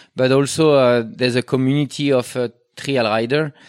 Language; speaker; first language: English; non-native, fluent; French